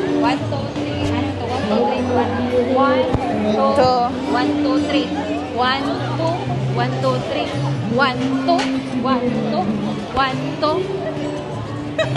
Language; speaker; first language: Filipino; non-native, local second language; Cebuano